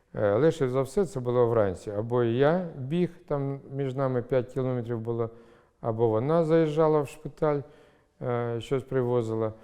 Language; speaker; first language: Ukrainian; non-native, local second language; Russian